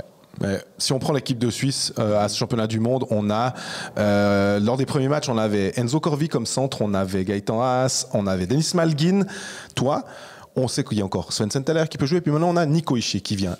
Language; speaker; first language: French; native; French